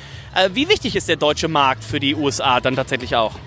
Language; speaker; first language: German; native; German